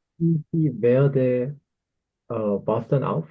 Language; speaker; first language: German; non-native, learner; Korean